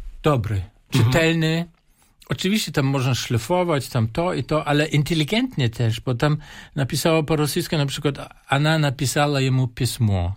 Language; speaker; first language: Polish; non-native, fluent; German